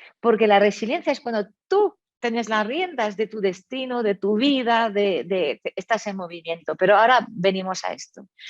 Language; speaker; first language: Spanish; non-native, fluent; French